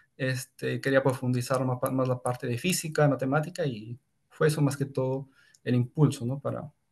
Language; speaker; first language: Spanish; native; Spanish